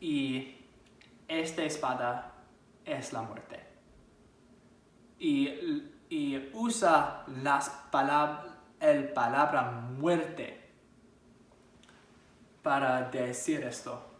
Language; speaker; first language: Spanish; non-native, learner; English